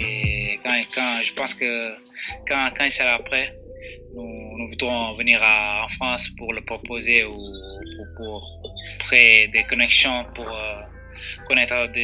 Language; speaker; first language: French; non-native, fluent; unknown